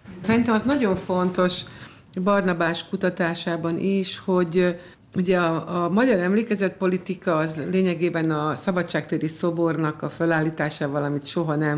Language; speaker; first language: Hungarian; native; Hungarian